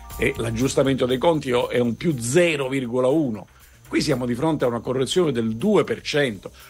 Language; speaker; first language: Italian; native; Italian